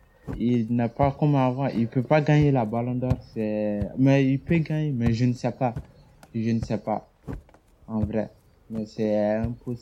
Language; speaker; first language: French; non-native, learner; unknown